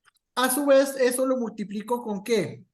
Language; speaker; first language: Spanish; native; Spanish